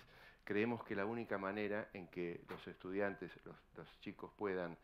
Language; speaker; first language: Spanish; native; Spanish